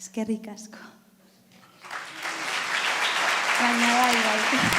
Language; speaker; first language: Basque; non-native, learner; Spanish